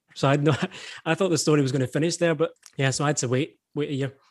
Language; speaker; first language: English; native; English